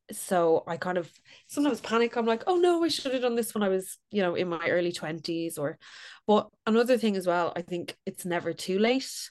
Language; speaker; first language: English; native; English